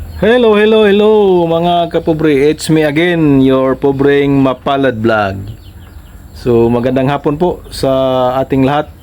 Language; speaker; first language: Filipino; non-native, local second language; Cebuano